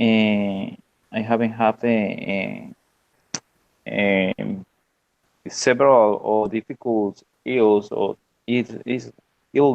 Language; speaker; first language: English; non-native, learner; Spanish